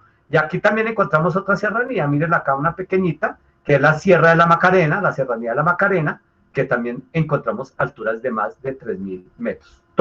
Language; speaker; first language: Spanish; native; Spanish